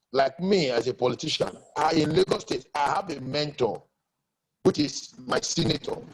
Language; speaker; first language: English; non-native, local second language; Yoruba